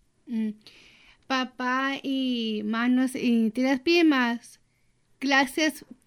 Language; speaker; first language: Spanish; early bilingual, heritage; Spanish